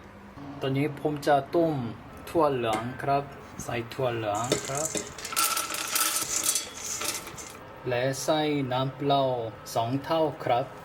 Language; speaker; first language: Thai; non-native, learner; Korean